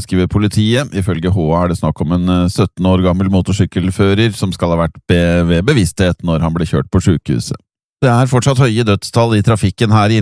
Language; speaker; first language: Norwegian; native; Norwegian